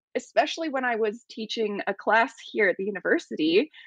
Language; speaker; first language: English; native; English